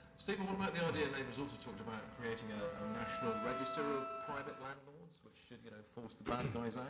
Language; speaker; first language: English; native; English